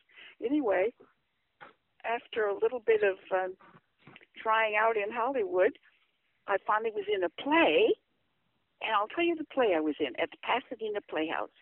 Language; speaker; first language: English; native; English